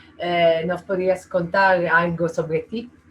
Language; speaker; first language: Spanish; non-native, fluent; Italian